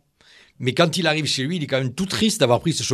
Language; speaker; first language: French; native; French